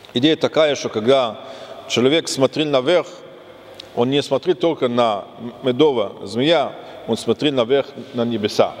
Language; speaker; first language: Russian; non-native, fluent; German